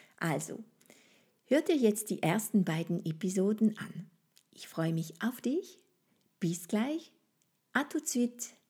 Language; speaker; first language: German; non-native, fluent; French